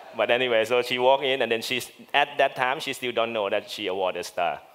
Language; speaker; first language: English; non-native, fluent; Thai